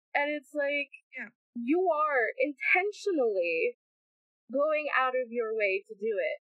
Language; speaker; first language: English; native; English